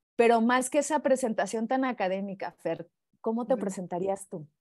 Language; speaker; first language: Spanish; native; Spanish